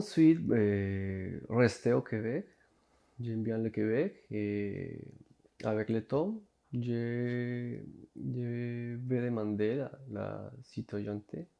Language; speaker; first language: French; non-native, learner; Spanish